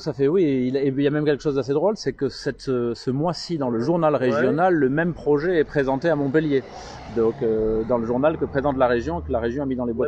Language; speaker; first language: French; native; French